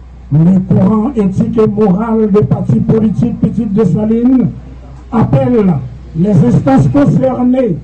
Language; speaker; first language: French; non-native, local second language; Haitian Creole